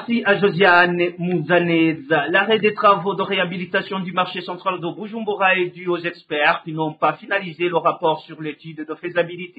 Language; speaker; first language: French; non-native, local second language; Rundi